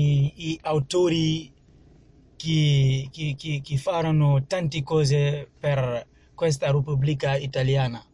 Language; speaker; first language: Italian; non-native, learner; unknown